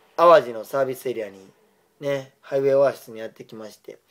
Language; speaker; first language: Japanese; native; Japanese